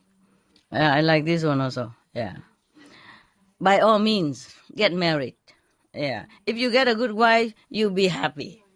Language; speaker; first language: English; non-native, fluent; Vietnamese